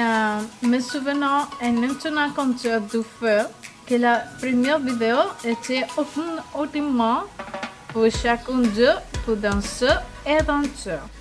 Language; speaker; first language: French; non-native, learner; Spanish